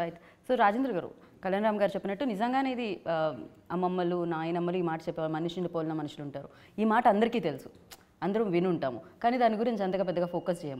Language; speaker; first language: Telugu; native; Telugu